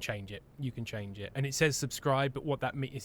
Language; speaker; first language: English; native; English